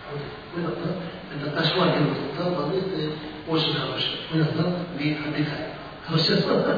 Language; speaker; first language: Russian; non-native, learner; Tibetan